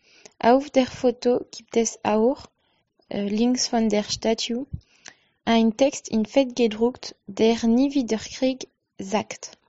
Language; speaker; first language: German; non-native, learner; French